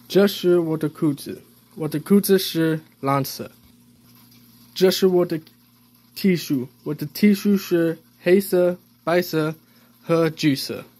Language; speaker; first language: Chinese; non-native, learner; English